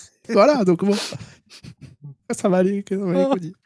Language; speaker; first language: French; native; French